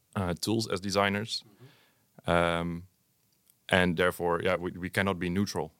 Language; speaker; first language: English; non-native, fluent; Dutch